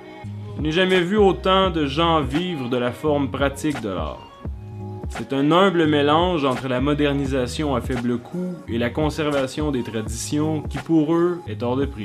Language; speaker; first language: French; native; French